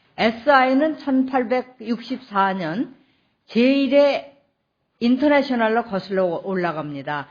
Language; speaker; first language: Korean; native; Korean